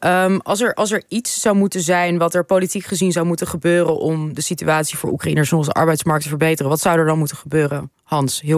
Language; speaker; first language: Dutch; native; Dutch